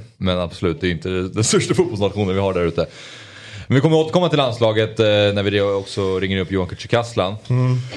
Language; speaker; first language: Swedish; native; Swedish